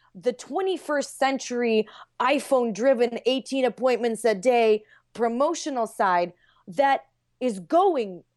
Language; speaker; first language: English; non-native, fluent; Russian